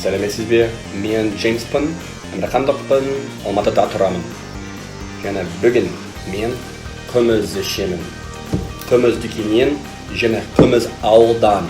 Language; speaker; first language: Kazakh; non-native, learner; English